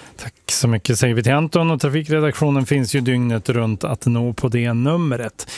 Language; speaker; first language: Swedish; native; Swedish